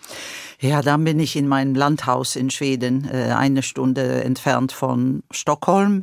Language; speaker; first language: German; non-native, fluent; Swedish